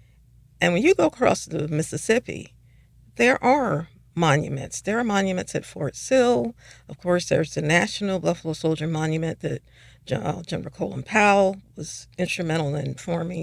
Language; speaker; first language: English; native; English